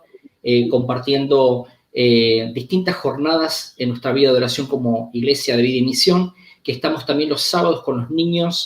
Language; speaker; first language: Spanish; native; Spanish